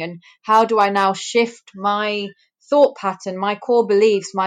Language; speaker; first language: English; native; English